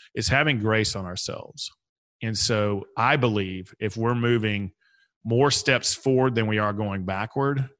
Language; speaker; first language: English; native; English